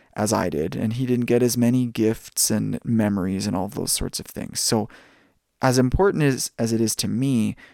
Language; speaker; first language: English; native; English